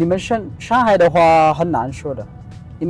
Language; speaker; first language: Chinese; non-native, fluent; Amharic